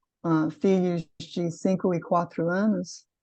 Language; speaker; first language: Portuguese; non-native, fluent; English